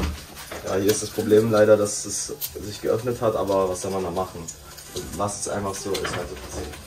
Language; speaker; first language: German; native; German